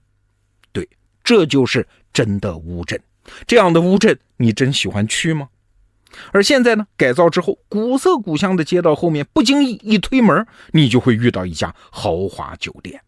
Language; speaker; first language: Chinese; native; Chinese